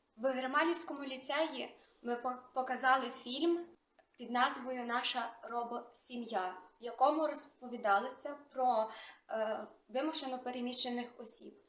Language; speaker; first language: Ukrainian; native; Ukrainian